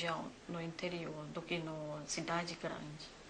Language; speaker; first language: Portuguese; non-native, learner; Thai